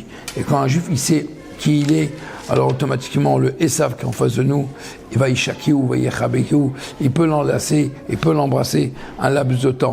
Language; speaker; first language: French; native; French